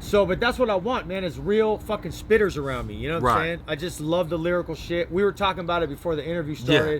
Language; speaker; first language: English; native; English